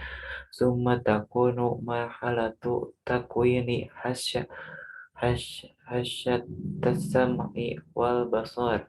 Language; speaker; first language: Arabic; non-native, learner; Indonesian